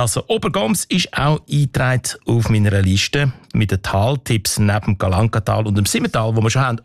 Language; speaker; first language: German; native; German